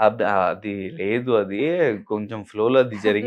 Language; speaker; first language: Telugu; non-native, local second language; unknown